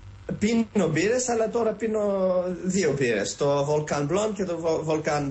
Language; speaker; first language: Greek; early bilingual, heritage; Greek